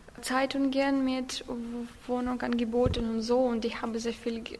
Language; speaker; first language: German; non-native, learner; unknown